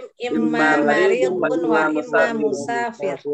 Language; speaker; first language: Arabic; non-native, learner; Indonesian